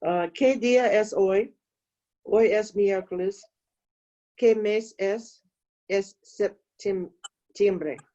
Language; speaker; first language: Spanish; non-native, learner; English